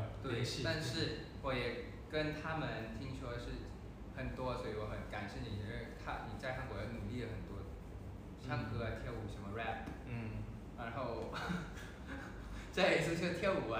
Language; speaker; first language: Chinese; non-native, learner; Thai